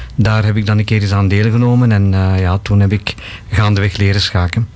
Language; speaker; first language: Dutch; non-native, fluent; Bangla